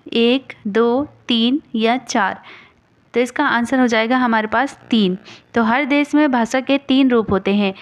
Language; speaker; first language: Hindi; native; Hindi